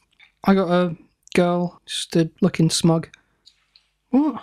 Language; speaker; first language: English; native; English